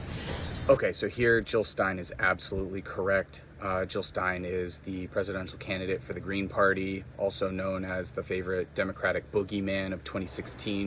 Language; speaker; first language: English; native; English